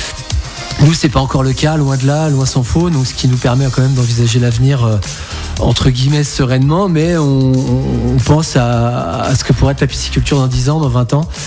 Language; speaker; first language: French; native; French